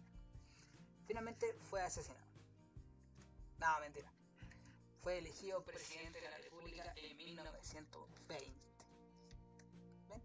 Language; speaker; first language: Spanish; native; Spanish